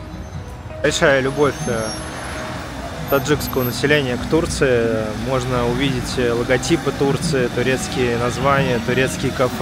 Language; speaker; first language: Russian; native; Russian